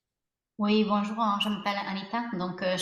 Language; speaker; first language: French; non-native, fluent; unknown